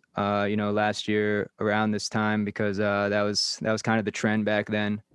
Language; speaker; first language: English; native; English